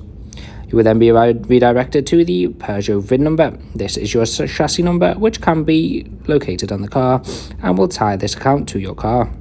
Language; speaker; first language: English; native; English